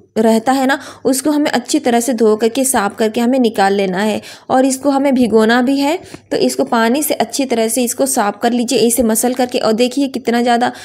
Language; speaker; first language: Hindi; native; Hindi